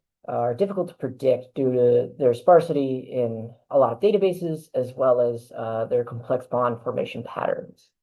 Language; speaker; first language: English; native; English